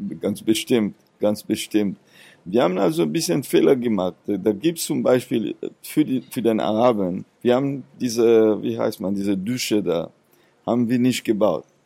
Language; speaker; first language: German; non-native, fluent; Seselwa Creole French